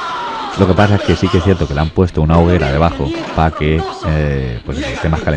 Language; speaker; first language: Spanish; native; Spanish